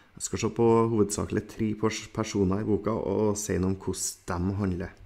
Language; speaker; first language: Norwegian; native; Norwegian